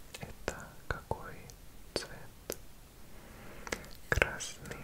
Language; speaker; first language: Russian; non-native, learner; Welsh